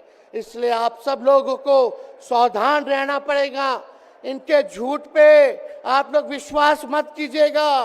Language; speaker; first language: Hindi; native; Hindi